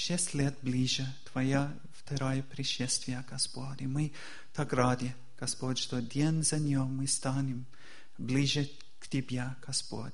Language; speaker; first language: Russian; non-native, fluent; English